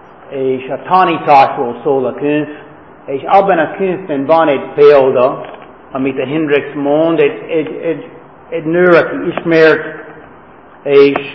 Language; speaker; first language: Hungarian; non-native, fluent; English